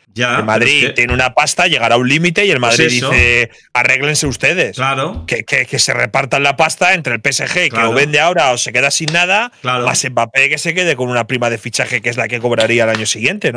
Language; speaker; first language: Spanish; native; Spanish